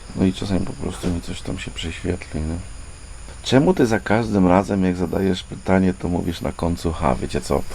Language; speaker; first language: Polish; native; Polish